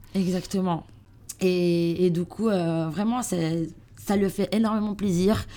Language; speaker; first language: French; non-native, learner; Italian